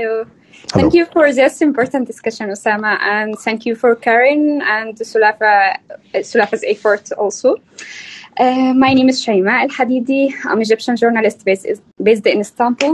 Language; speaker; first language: English; non-native, learner; Arabic